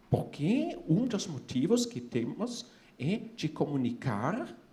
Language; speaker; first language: Portuguese; non-native, fluent; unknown